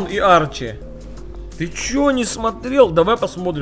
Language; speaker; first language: Russian; native; Russian